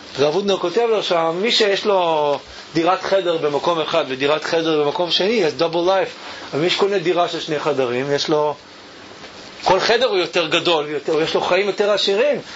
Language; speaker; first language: Hebrew; native; Hebrew